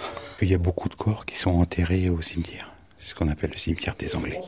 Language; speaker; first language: French; native; French